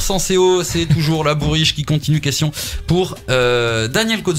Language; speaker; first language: French; native; French